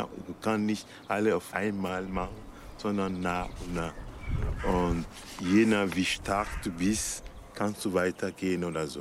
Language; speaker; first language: German; non-native, learner; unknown